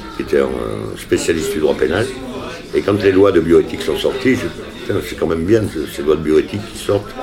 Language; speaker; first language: French; native; French